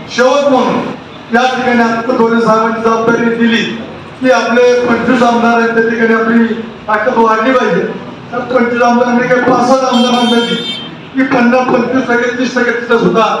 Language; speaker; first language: Marathi; native; Marathi